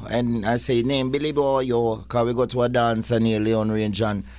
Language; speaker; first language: English; non-native, local second language; Jamaican Creole English